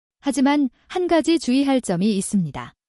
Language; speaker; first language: Korean; native; Korean